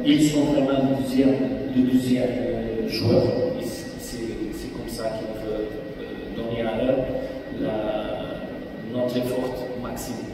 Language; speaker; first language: French; non-native, fluent; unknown